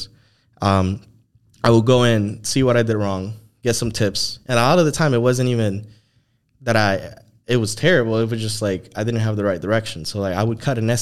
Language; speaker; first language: English; non-native, fluent; Spanish